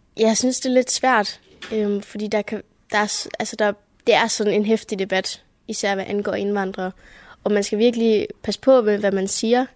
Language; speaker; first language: Danish; early bilingual, heritage; Danish